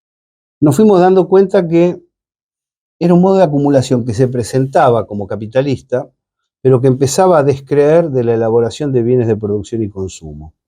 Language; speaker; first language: Spanish; native; Spanish